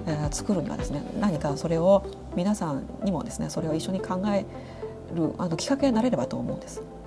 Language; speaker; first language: Japanese; non-native, fluent; Chinese